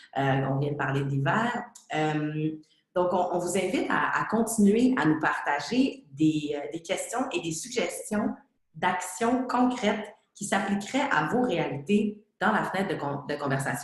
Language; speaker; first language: French; native; French